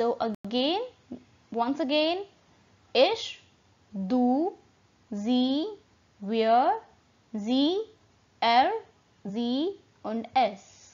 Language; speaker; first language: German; non-native, fluent; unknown